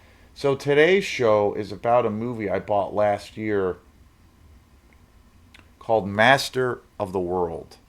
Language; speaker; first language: English; native; English